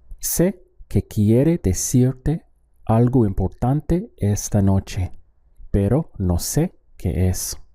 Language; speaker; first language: Spanish; non-native, fluent; English